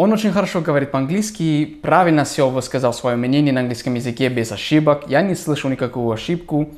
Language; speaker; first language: Russian; non-native, fluent; English